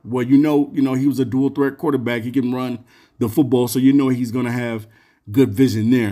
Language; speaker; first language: English; native; English